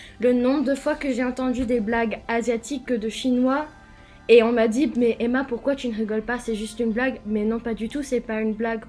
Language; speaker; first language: French; non-native, fluent; English